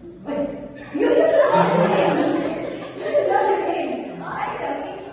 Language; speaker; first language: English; non-native, learner; Indonesian